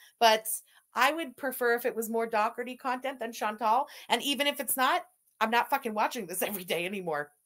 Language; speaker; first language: English; early bilingual, other home language; French